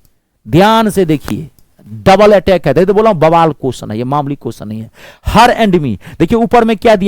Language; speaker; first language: Hindi; native; Hindi